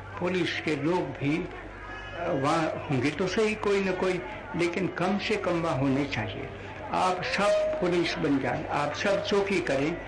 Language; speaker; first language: Hindi; non-native, local second language; Gujarati